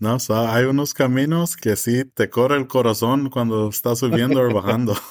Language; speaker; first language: Spanish; early bilingual, heritage; English